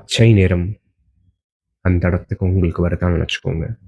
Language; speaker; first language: Tamil; native; Tamil